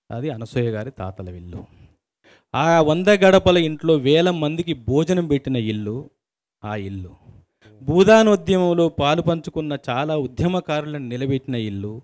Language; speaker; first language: Telugu; native; Telugu